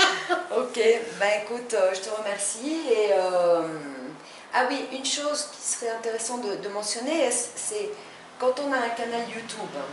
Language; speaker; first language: French; non-native, fluent; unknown